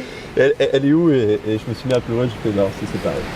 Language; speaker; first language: French; native; French